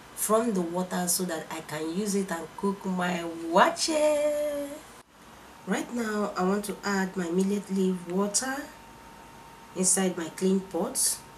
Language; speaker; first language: English; non-native, local second language; Igbo